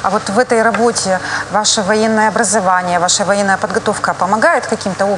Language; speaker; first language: Russian; native; Russian